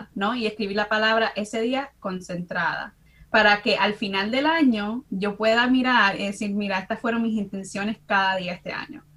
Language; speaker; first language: Spanish; early bilingual, heritage; Spanish